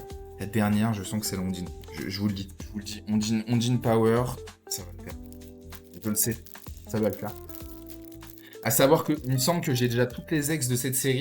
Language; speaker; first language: French; native; French